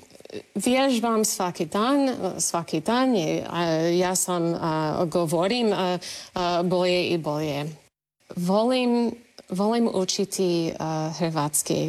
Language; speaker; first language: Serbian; non-native, learner; English